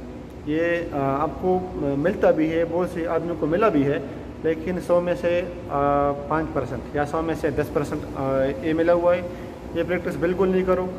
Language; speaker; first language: Hindi; non-native, local second language; Pashto